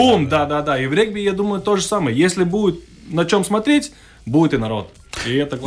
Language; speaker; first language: Russian; non-native, local second language; Latvian